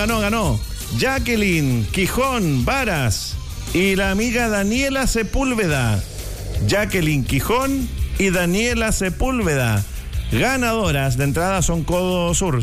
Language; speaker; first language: Spanish; native; Spanish